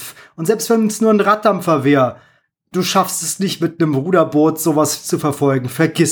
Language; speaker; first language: German; native; German